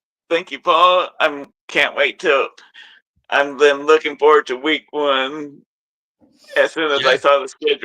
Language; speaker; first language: English; native; English